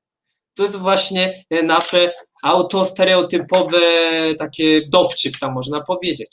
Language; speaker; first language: Polish; non-native, fluent; Korean